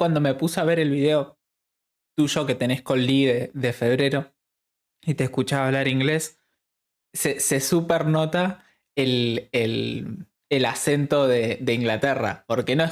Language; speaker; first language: Spanish; native; Spanish